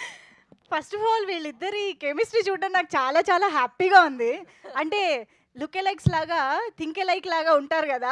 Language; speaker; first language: Telugu; native; Telugu